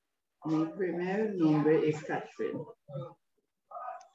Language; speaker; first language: Spanish; non-native, learner; English